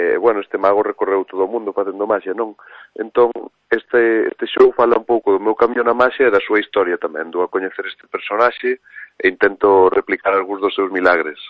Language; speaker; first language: Galician; non-native, local second language; Spanish